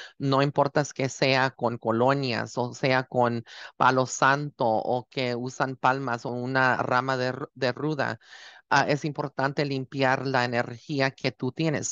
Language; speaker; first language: Spanish; early bilingual, heritage; Spanish